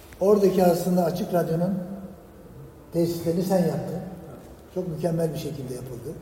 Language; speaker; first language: Turkish; native; Turkish